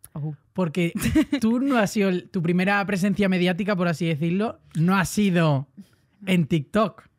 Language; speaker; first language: Spanish; native; Spanish